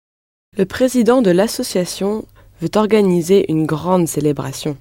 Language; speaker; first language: French; non-native, learner; English